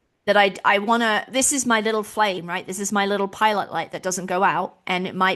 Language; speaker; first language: English; native; English